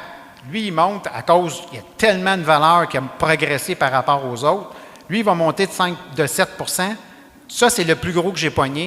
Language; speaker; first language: French; native; French